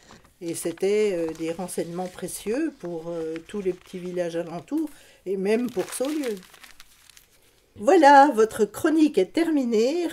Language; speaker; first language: French; native; French